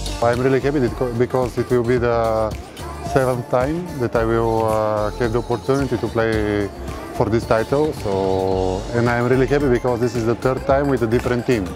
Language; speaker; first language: English; non-native, learner; Bulgarian